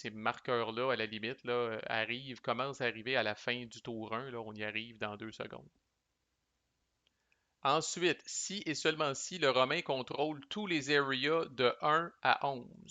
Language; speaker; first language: French; native; French